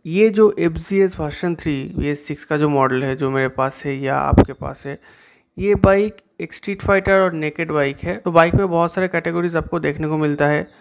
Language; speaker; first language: Hindi; non-native, local second language; Bangla